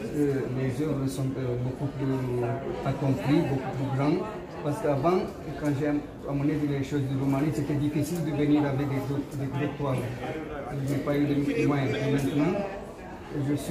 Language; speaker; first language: French; non-native, fluent; Romanian